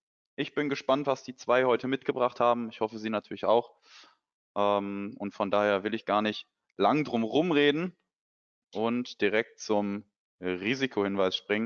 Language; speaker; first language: German; native; German